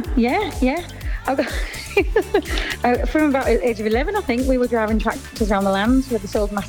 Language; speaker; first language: English; native; English